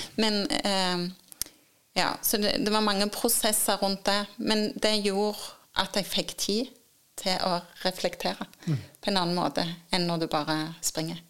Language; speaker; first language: Norwegian; native; Norwegian